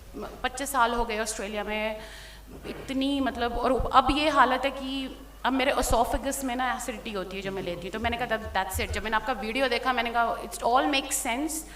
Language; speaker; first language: Hindi; native; Hindi